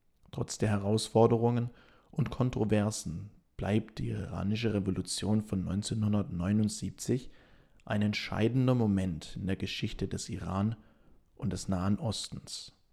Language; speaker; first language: German; native; German